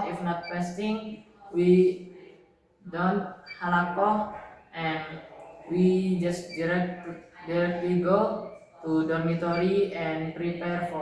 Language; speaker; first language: English; non-native, learner; Indonesian